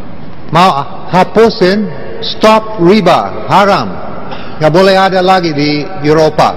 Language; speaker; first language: Indonesian; non-native, learner; English